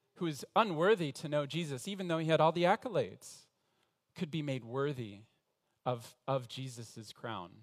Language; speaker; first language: English; native; English